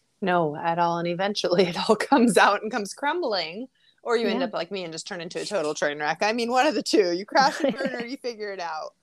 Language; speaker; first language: English; native; English